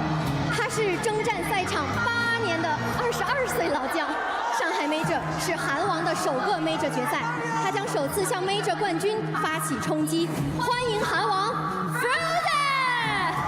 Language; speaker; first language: Chinese; native; Chinese